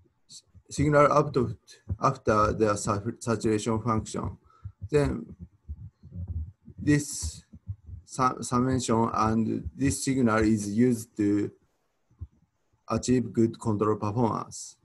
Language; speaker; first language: English; non-native, fluent; Japanese